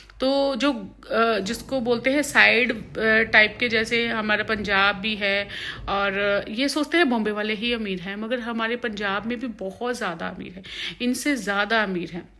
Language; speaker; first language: Hindi; non-native, local second language; Punjabi